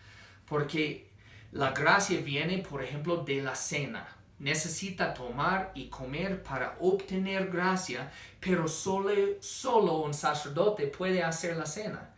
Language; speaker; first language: Spanish; non-native, fluent; English